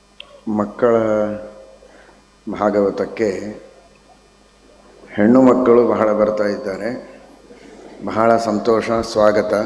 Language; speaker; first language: Kannada; native; Kannada